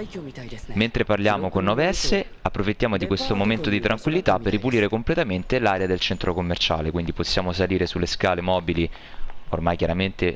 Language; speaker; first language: Italian; native; Italian